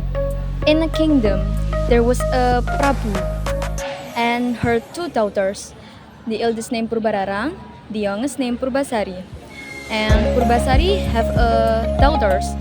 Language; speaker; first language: English; non-native, learner; Indonesian